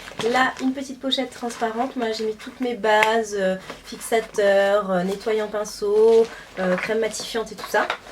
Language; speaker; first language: French; native; French